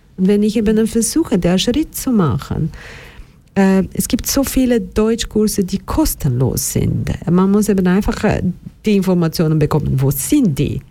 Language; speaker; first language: German; non-native, fluent; Portuguese